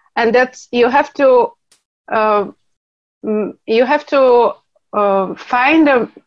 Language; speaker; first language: English; non-native, fluent; Czech